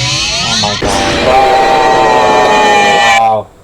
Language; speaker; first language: English; native; English